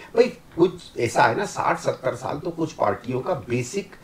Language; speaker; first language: Hindi; native; Hindi